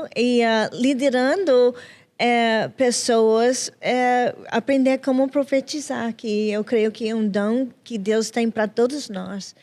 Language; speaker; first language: Portuguese; non-native, fluent; English